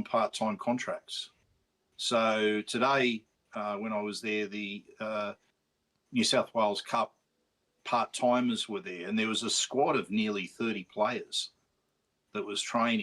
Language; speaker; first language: English; native; English